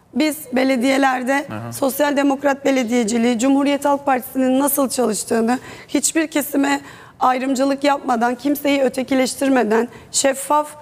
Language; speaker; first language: Turkish; native; Turkish